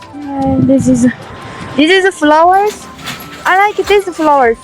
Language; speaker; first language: English; non-native, learner; Chinese